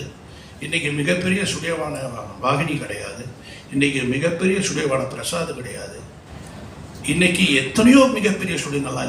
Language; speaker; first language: Tamil; native; Tamil